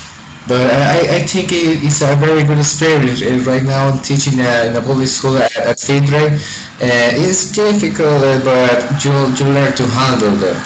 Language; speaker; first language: English; non-native, fluent; Spanish